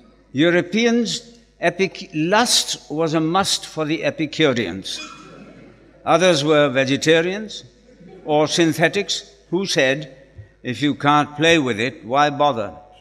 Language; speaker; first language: English; non-native, local second language; Urdu